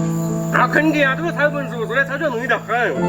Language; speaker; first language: Chinese; native; Chinese